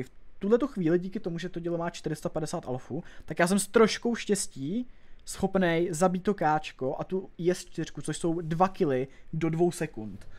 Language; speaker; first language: Czech; native; Czech